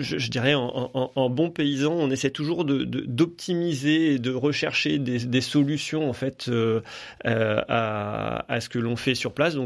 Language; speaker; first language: French; native; French